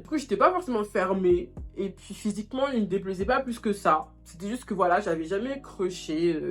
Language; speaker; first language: French; native; French